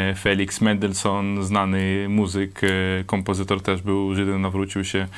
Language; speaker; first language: Polish; non-native, fluent; Hebrew